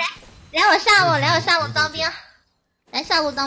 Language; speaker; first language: Chinese; native; Chinese